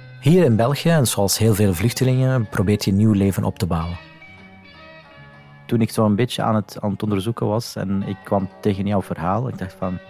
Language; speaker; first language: Dutch; non-native, fluent; Arabic